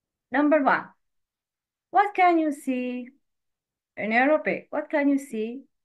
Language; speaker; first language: English; non-native, learner; Arabic